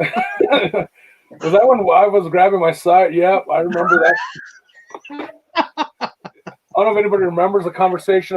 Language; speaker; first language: English; native; English